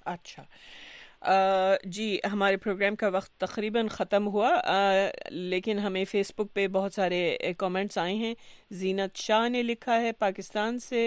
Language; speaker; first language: Urdu; native; Urdu